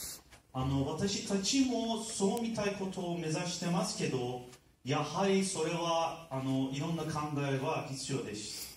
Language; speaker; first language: Japanese; non-native, learner; Turkish